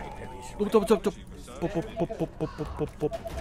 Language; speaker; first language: Japanese; native; Japanese